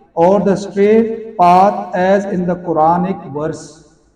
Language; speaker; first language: English; non-native, local second language; Urdu